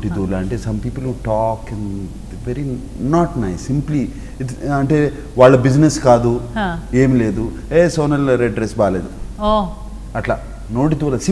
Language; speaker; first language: Telugu; native; Telugu